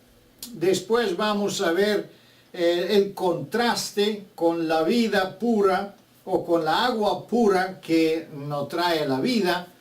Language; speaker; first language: Spanish; non-native, fluent; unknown